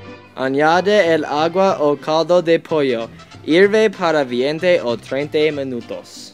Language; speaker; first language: Spanish; non-native, learner; English